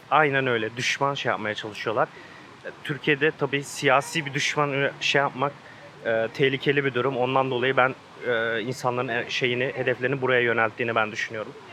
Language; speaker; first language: Turkish; native; Turkish